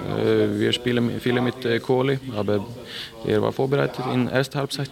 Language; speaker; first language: German; non-native, learner; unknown